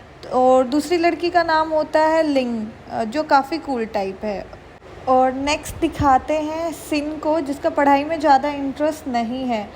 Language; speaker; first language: Hindi; native; Hindi